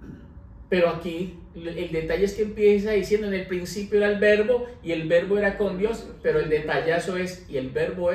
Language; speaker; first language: Spanish; native; Spanish